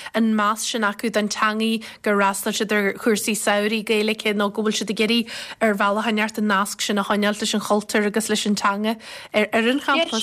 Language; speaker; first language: Irish; native; Irish